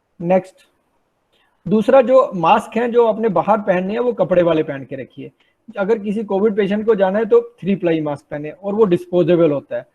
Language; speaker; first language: Hindi; non-native, local second language; Punjabi